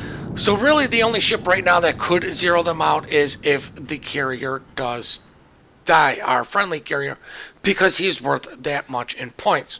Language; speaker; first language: English; native; English